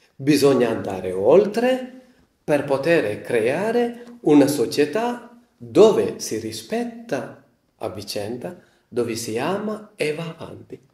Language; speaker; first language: Italian; non-native, fluent; Malayalam